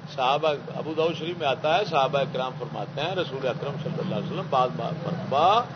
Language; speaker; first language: Urdu; non-native, local second language; Saraiki